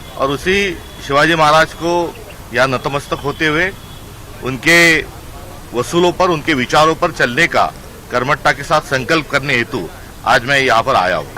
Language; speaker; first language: Hindi; non-native, local second language; Marathi